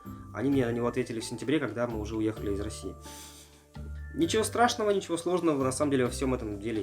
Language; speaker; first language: Russian; native; Russian